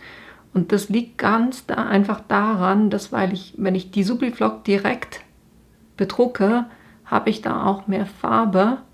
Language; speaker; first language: German; native; German